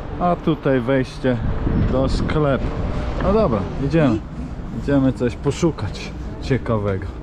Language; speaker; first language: Polish; non-native, fluent; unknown